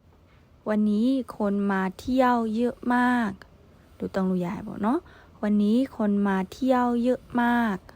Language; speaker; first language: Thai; non-native, fluent; Burmese